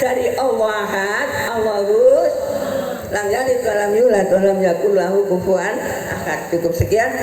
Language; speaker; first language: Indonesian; non-native, local second language; Javanese